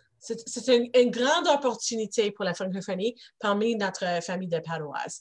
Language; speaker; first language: French; non-native, local second language; English